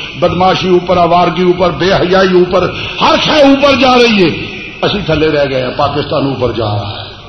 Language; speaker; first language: Urdu; non-native, local second language; Punjabi